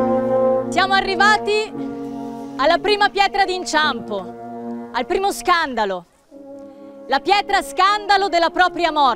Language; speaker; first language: Italian; native; Italian